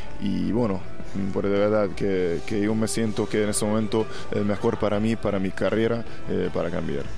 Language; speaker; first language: Spanish; non-native, fluent; Hungarian